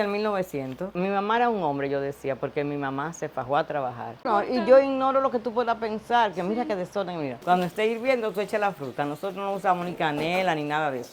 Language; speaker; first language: Spanish; native; Spanish